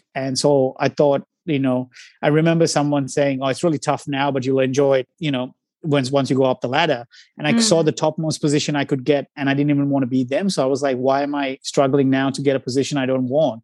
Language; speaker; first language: English; non-native, local second language; Sinhala